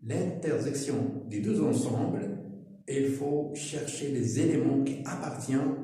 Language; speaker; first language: French; non-native, local second language; Arabic